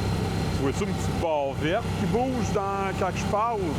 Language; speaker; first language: French; native; French